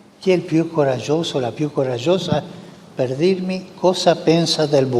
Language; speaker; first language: Italian; non-native, fluent; Spanish